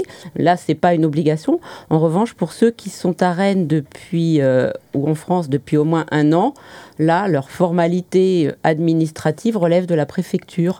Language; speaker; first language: French; native; French